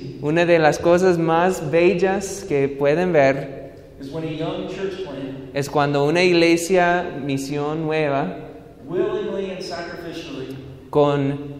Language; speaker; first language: Spanish; non-native, learner; English